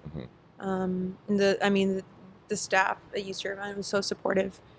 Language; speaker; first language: English; native; English